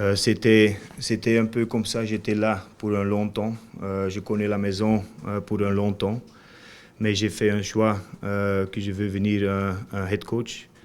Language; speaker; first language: French; non-native, learner; Dutch